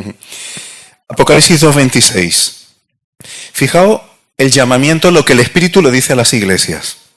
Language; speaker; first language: Spanish; native; Spanish